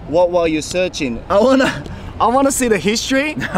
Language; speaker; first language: English; non-native, fluent; Japanese